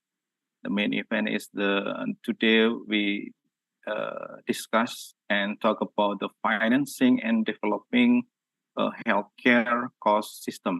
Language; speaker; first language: English; non-native, learner; Indonesian